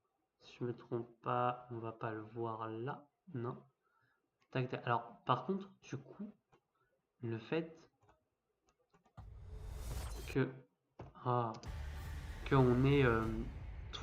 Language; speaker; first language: French; native; French